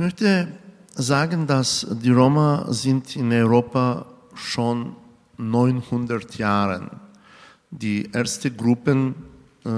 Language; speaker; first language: German; non-native, fluent; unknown